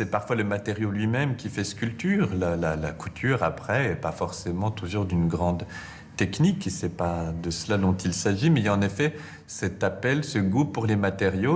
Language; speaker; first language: French; native; French